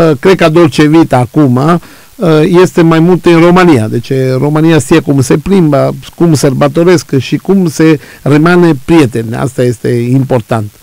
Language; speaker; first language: Romanian; non-native, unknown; Italian